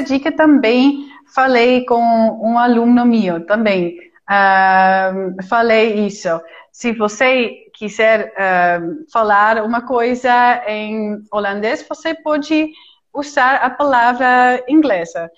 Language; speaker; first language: Portuguese; non-native, fluent; Dutch